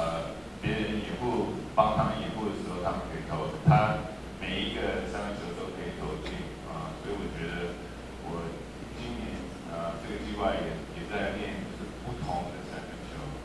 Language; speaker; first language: Chinese; early bilingual, heritage; English